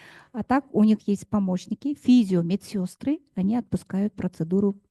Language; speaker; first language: Russian; native; Russian